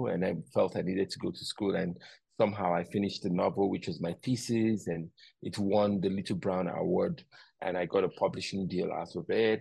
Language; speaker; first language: English; non-native, local second language; Yoruba